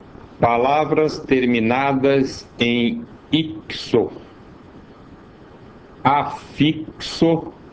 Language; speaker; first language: Portuguese; native; Portuguese